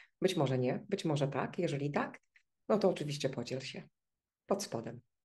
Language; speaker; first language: Polish; native; Polish